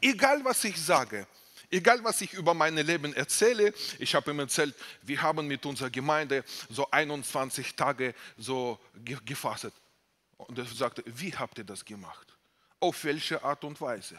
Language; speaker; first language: German; non-native, fluent; Russian